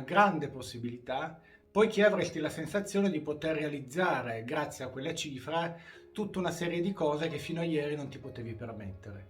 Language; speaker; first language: Italian; native; Italian